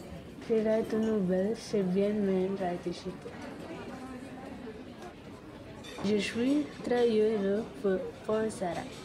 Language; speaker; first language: French; non-native, learner; Filipino